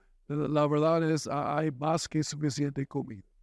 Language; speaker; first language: Spanish; non-native, fluent; English